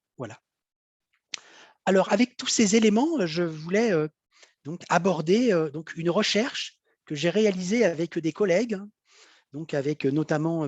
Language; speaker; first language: French; native; French